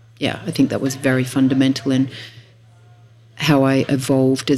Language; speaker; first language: English; native; English